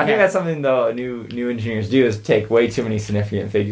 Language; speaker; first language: English; native; English